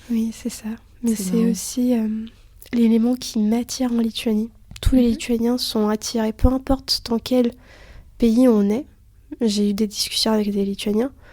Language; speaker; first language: French; early bilingual, other home language; Lithuanian